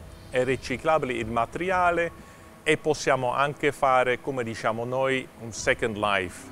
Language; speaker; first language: Italian; non-native, fluent; Dutch